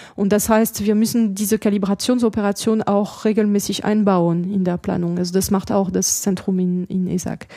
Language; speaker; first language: German; non-native, fluent; French